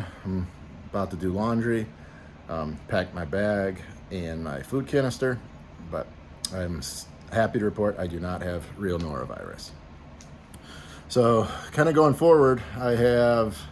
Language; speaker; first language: English; native; English